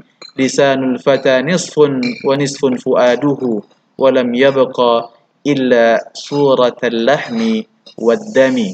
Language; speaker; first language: Arabic; non-native, fluent; Indonesian